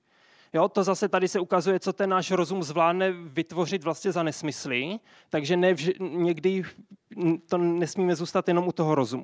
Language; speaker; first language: Czech; native; Czech